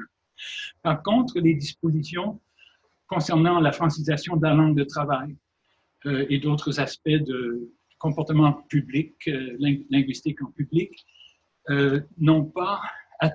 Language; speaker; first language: French; native; French